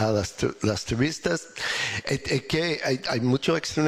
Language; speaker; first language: Spanish; non-native, learner; English